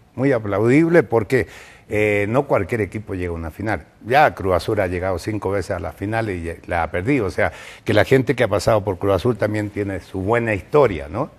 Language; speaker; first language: Spanish; native; Spanish